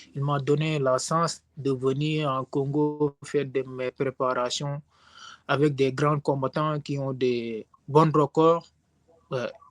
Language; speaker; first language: French; non-native, local second language; Wolof